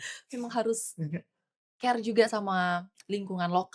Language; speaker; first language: Indonesian; native; Indonesian